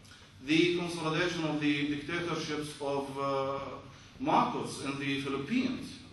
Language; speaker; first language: English; non-native, fluent; Arabic